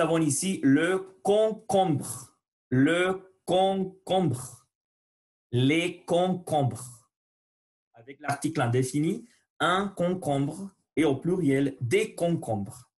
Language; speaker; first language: French; non-native, learner; Spanish